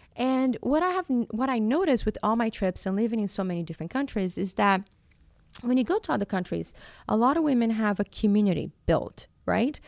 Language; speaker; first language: English; non-native, fluent; Portuguese